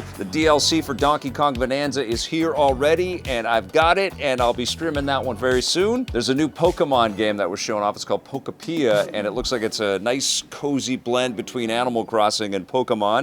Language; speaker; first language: English; native; English